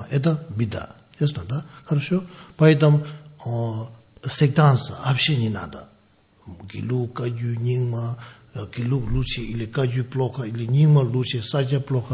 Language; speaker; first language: Russian; non-native, learner; Tibetan